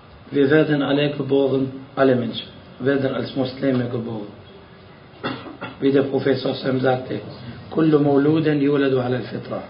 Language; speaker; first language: German; non-native, fluent; Arabic